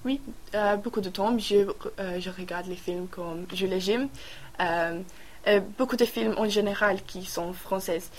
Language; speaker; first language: French; non-native, learner; English